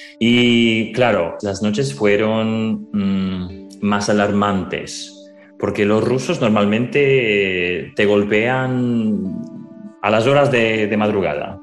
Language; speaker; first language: Spanish; non-native, fluent; Ukrainian